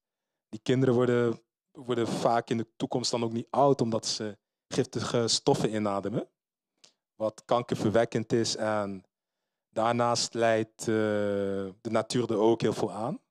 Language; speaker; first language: Dutch; early bilingual, other home language; Lingala